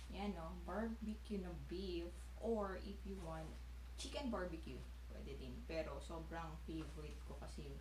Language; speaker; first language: Filipino; non-native, local second language; Chavacano